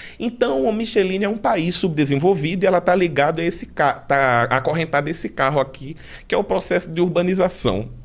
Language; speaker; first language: Portuguese; native; Portuguese